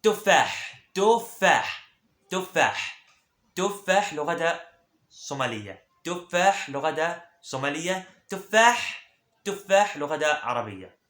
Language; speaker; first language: Arabic; early bilingual, other home language; Somali